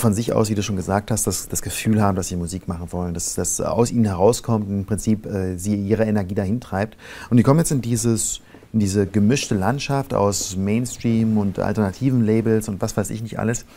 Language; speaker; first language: German; native; German